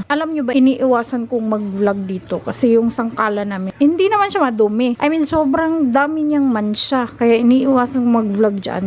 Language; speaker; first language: Filipino; non-native, local second language; Cebuano